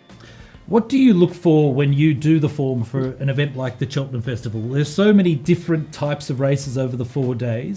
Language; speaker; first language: English; native; English